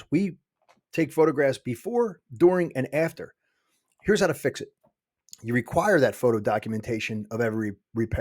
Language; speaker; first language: English; native; English